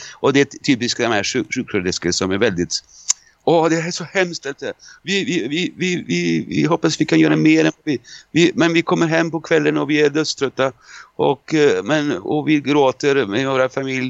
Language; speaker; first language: Swedish; non-native, fluent; Italian